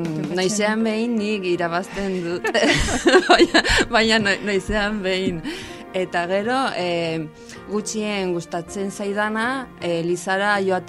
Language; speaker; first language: Basque; non-native, local second language; Spanish